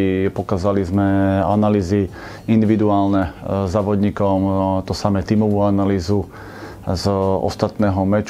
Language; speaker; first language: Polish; non-native, learner; Slovak